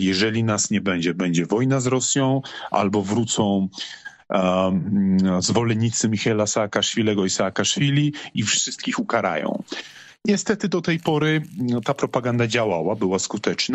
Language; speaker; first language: Polish; non-native, fluent; Georgian